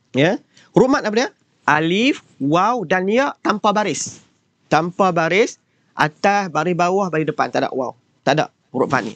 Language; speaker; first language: Malay; native; Malay